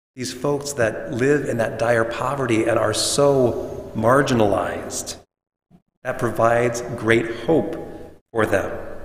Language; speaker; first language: English; native; English